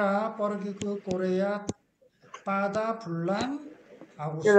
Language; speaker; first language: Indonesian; non-native, fluent; Korean